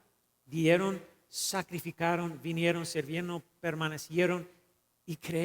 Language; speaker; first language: Spanish; non-native, fluent; English